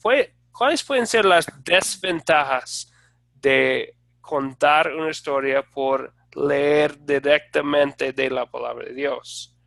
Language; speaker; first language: Spanish; non-native, fluent; English